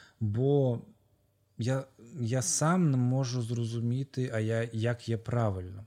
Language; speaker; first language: Ukrainian; non-native, local second language; Russian